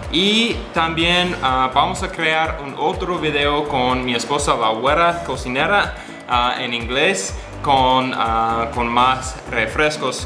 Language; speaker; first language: Spanish; non-native, learner; English